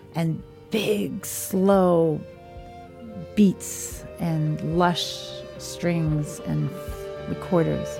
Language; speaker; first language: English; native; English